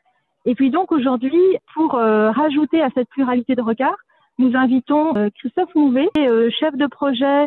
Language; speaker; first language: French; native; French